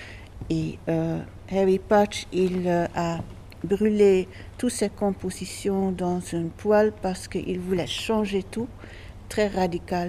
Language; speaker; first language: French; non-native, fluent; Dutch